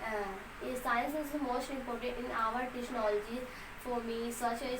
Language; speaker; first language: English; non-native, learner; Hindi